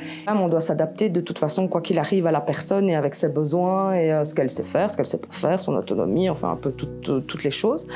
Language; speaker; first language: French; native; French